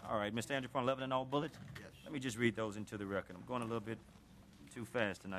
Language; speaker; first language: English; native; English